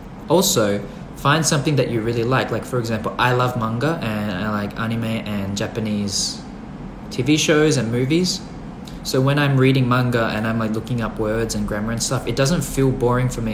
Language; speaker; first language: English; early bilingual, other home language; Thai